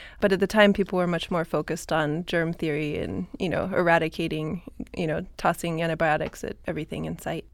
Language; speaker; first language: English; native; English